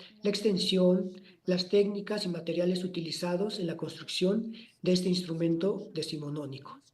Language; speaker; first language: Spanish; native; Spanish